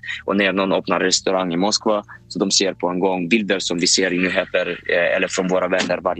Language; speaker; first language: Swedish; non-native, fluent; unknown